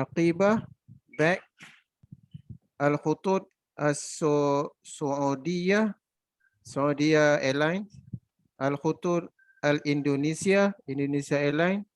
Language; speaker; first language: Arabic; non-native, learner; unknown